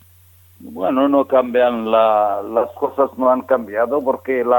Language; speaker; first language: Spanish; non-native, fluent; Arabic